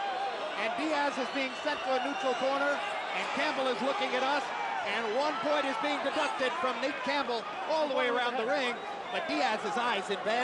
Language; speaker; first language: English; native; English